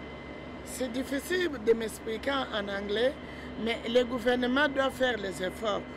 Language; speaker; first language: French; non-native, learner; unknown